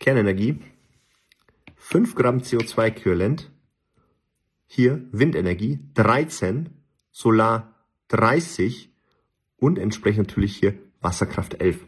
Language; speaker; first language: German; native; German